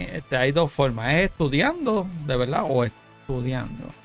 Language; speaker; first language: Spanish; native; Spanish